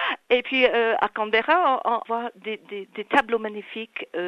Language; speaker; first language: French; non-native, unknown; English